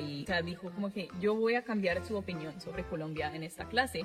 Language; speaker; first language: Spanish; non-native, fluent; English